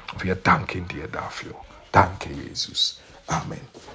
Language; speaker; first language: German; non-native, learner; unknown